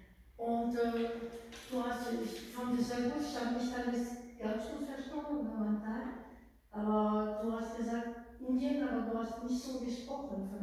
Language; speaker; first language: German; non-native, fluent; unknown